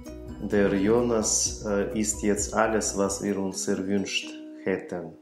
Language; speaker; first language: German; non-native, fluent; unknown